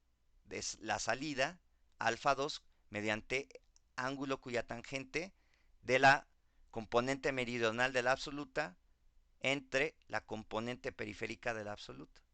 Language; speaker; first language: Spanish; native; Spanish